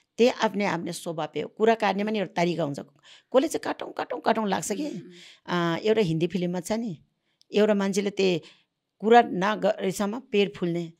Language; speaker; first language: Nepali; non-native, local second language; Sherpa